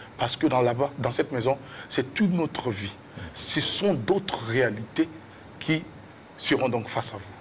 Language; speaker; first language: French; non-native, local second language; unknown